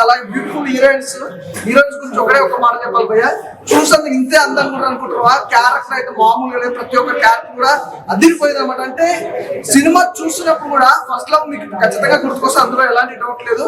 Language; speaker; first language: Telugu; native; Telugu